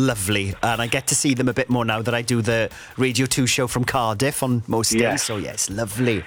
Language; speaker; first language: English; native; English